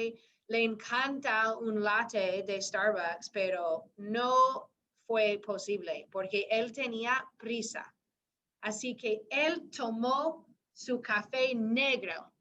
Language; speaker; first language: Spanish; non-native, fluent; English